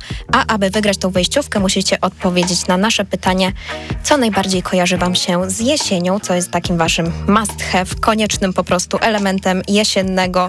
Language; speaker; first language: Polish; native; Polish